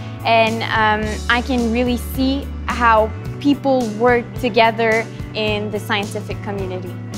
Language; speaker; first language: English; non-native, local second language; French